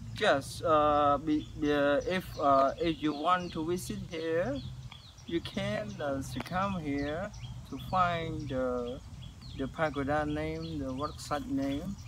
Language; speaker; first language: English; non-native, learner; Khmer